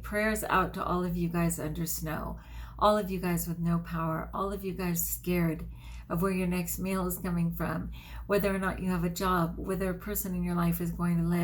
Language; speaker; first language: English; native; English